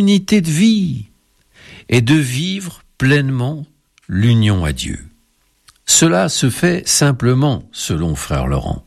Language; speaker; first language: French; native; French